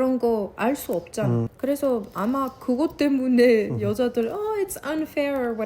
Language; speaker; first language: Korean; non-native, fluent; Arabic